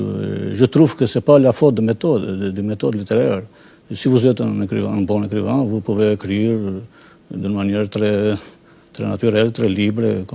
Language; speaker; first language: French; non-native, fluent; Albanian